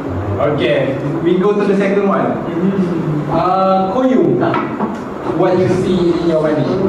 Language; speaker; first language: English; non-native, fluent; Malay